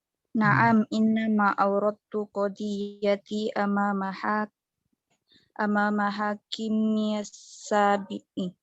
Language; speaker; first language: Arabic; non-native, learner; Indonesian